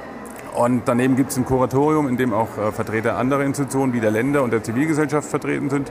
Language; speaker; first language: German; native; German